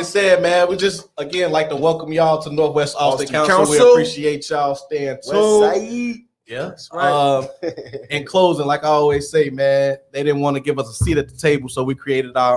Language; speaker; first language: English; native; English